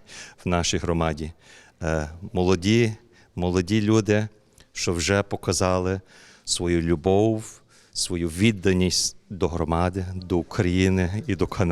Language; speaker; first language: Ukrainian; early bilingual, heritage; Ukrainian